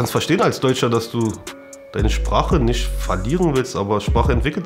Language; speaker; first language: German; early bilingual, other home language; Arabic